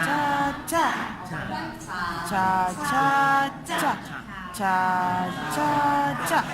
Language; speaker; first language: Korean; non-native, learner; Malay